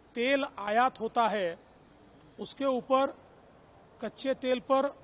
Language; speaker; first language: Hindi; non-native, local second language; Marathi